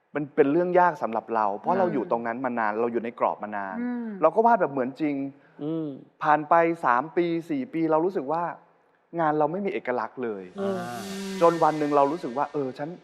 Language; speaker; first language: Thai; native; Thai